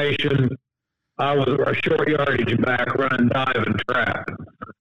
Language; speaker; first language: English; native; English